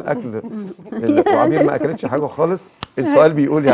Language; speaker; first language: Arabic; native; Arabic